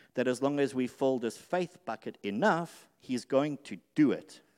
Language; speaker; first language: English; native; English